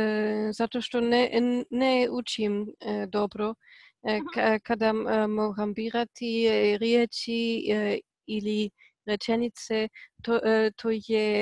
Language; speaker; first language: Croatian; non-native, learner; Polish